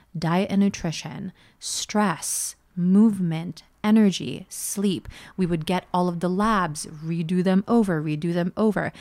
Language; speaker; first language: English; early bilingual, other home language; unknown